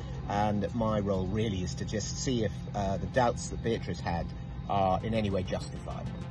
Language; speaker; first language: English; native; English